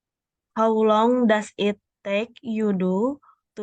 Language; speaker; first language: English; non-native, learner; Indonesian